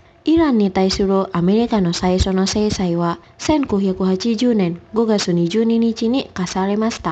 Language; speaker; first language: Japanese; non-native, fluent; Indonesian